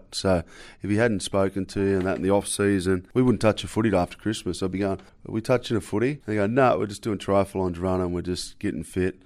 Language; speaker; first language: English; native; English